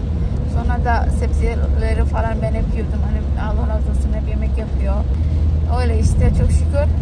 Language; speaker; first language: Turkish; non-native, learner; Indonesian